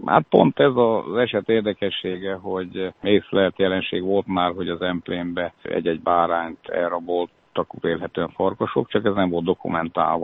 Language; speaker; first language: Hungarian; native; Hungarian